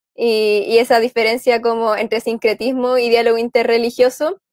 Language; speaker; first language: Spanish; native; Spanish